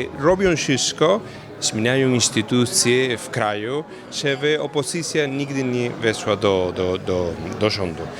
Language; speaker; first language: Polish; non-native, learner; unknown